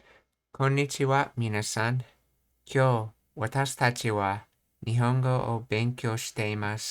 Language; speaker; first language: Japanese; non-native, learner; English